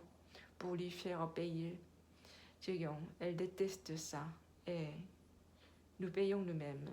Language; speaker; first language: French; non-native, learner; Korean